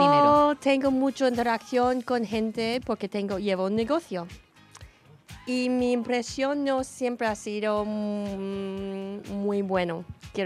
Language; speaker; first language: Spanish; non-native, fluent; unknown